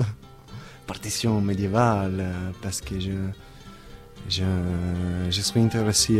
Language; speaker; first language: French; non-native, learner; Italian